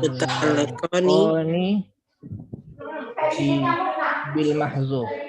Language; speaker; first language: Arabic; non-native, fluent; Indonesian